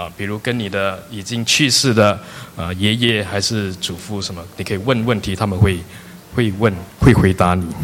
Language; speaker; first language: Chinese; non-native, local second language; Min Nan Chinese